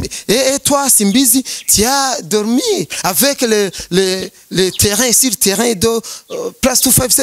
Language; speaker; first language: French; non-native, learner; Rundi